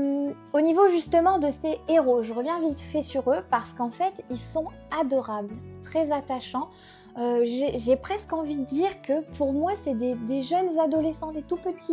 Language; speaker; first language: French; native; French